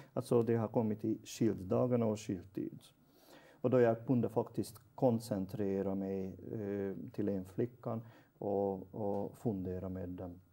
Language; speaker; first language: Swedish; non-native, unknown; Hungarian